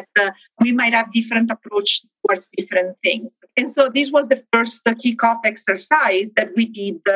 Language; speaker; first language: English; non-native, fluent; Italian